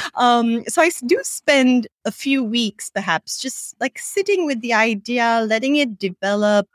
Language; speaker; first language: English; non-native, local second language; Sinhala